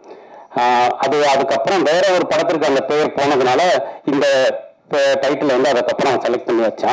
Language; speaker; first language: Tamil; native; Tamil